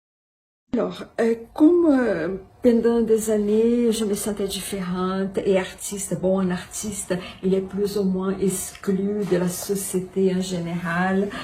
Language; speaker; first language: French; non-native, fluent; Portuguese